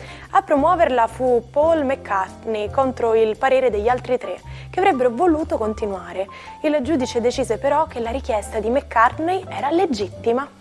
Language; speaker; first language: Italian; native; Italian